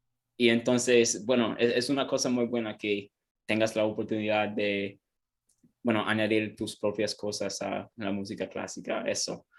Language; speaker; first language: Spanish; non-native, learner; English